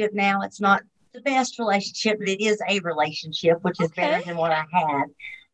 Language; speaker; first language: English; native; English